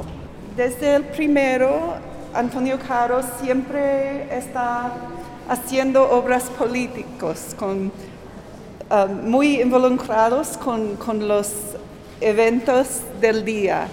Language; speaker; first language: Spanish; non-native, fluent; English